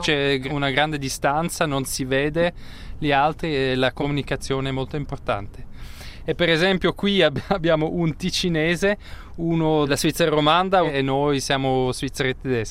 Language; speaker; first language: Italian; non-native, local second language; German